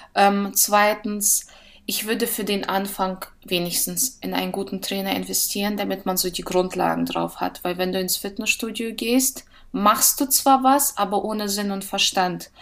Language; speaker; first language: German; early bilingual, other home language; Russian